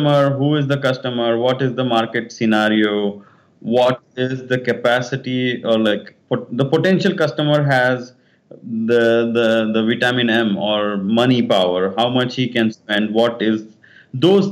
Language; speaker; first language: English; non-native, local second language; Kannada